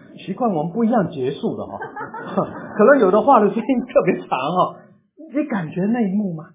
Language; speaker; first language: Chinese; non-native, local second language; Cantonese